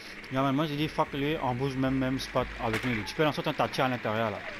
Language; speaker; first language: French; native; French